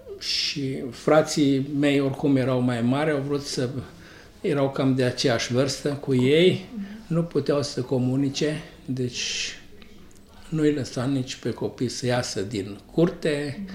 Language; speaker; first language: Romanian; non-native, local second language; Bulgarian